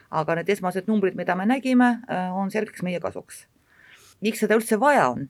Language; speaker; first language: Estonian; non-native, local second language; Russian